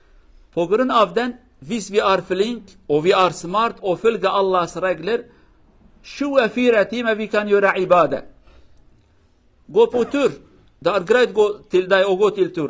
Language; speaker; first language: Swedish; non-native, learner; Kurdish